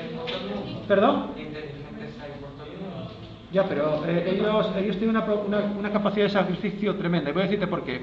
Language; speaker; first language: Spanish; native; Spanish